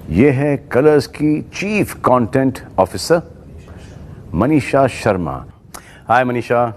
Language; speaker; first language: Hindi; native; Hindi